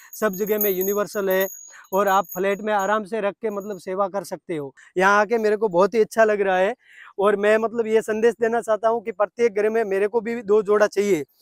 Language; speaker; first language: Hindi; native; Hindi